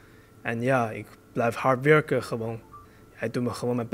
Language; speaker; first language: Dutch; early bilingual, other home language; Chinese